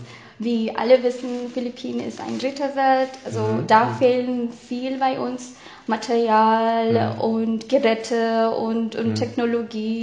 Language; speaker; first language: German; non-native, fluent; Filipino